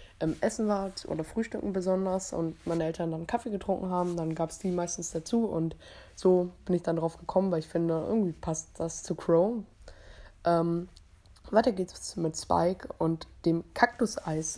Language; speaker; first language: German; native; German